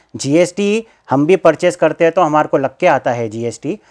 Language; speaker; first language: Hindi; non-native, local second language; Telugu